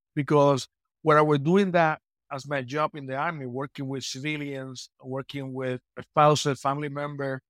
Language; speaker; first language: English; non-native, fluent; Spanish